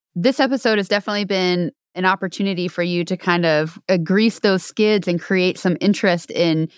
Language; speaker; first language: English; native; English